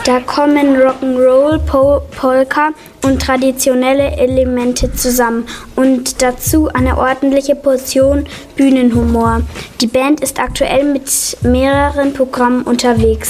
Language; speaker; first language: German; native; German